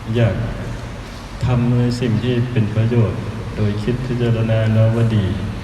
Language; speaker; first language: Lao; native; Lao